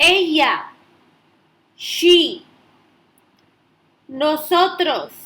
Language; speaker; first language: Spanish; non-native, fluent; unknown